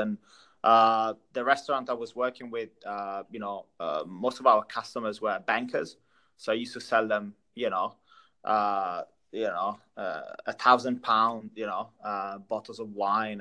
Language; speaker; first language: English; non-native, fluent; Italian